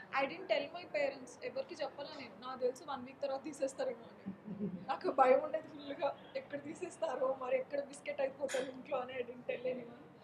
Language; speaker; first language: Telugu; non-native, local second language; Marathi